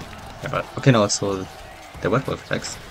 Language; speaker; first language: English; non-native, fluent; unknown